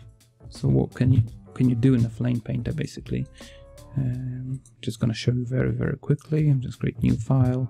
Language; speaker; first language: English; non-native, fluent; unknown